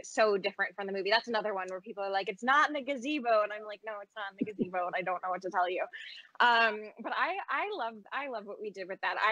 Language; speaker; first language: English; native; English